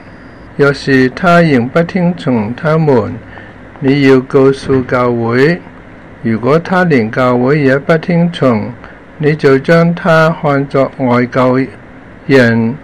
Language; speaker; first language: Chinese; non-native, local second language; Cantonese